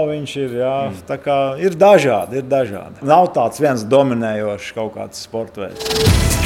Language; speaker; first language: Latvian; native; Latvian